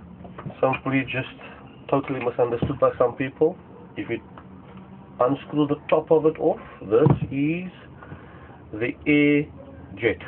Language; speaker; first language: English; native; English